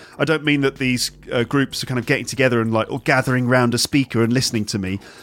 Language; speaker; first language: English; native; English